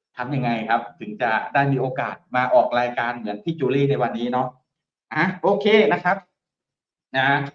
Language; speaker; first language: Thai; native; Thai